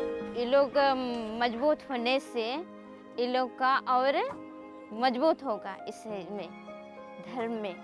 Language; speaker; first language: Hindi; non-native, local second language; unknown